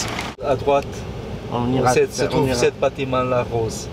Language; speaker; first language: French; non-native, fluent; Portuguese